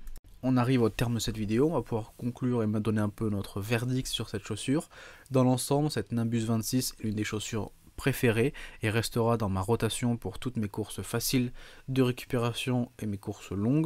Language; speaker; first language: French; native; French